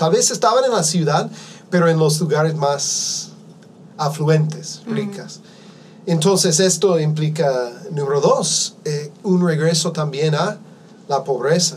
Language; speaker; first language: Spanish; non-native, fluent; English